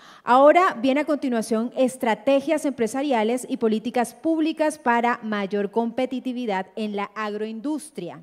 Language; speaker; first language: Spanish; native; Spanish